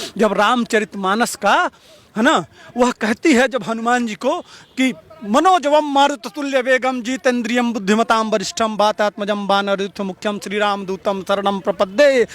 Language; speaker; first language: Hindi; native; Hindi